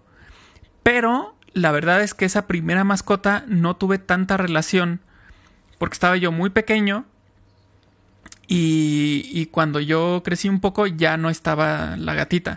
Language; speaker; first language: Spanish; native; Spanish